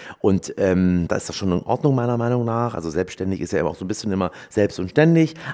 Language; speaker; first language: German; native; German